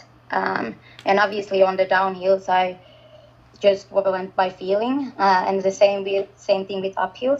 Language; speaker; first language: English; non-native, fluent; Finnish